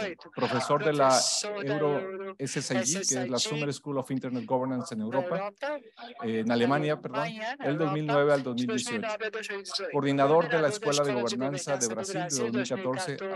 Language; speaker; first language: Spanish; native; Spanish